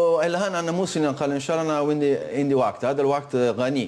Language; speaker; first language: Arabic; non-native, learner; Italian